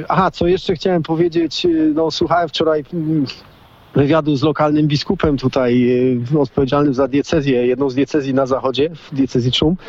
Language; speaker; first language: Polish; native; Polish